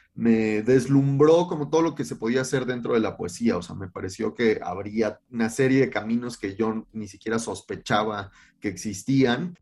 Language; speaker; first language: Spanish; native; Spanish